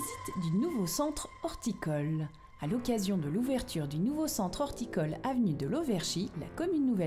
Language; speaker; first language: French; native; French